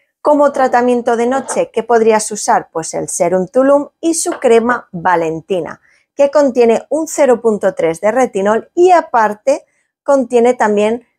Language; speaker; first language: Spanish; native; Spanish